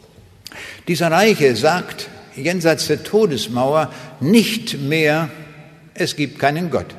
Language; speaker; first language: German; native; German